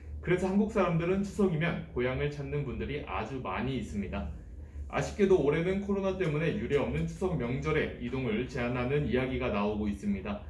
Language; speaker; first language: Korean; native; Korean